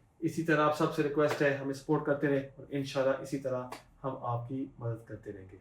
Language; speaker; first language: Urdu; native; Urdu